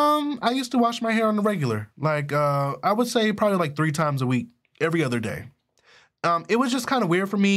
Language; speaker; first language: English; native; English